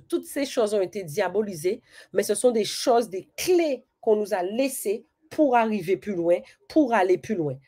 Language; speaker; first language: French; native; French